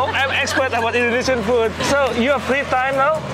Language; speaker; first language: English; non-native, fluent; Indonesian